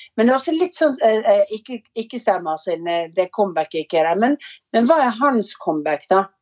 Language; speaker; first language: Norwegian; native; Norwegian